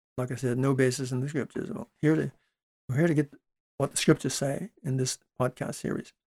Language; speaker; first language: English; early bilingual, other home language; Dutch